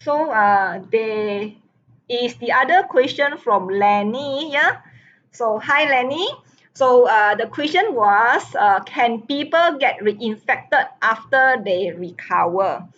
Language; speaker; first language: English; non-native, local second language; Min Nan Chinese